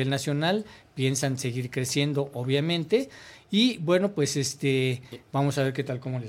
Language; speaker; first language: Spanish; native; Spanish